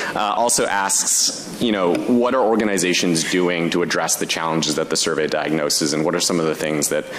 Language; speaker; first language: English; native; English